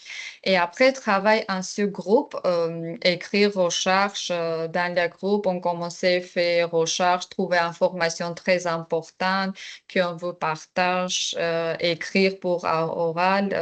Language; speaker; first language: French; non-native, learner; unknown